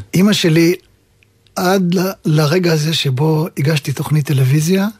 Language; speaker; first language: Hebrew; early bilingual, other home language; Arabic